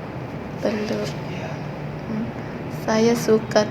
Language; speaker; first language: Indonesian; non-native, learner; Malay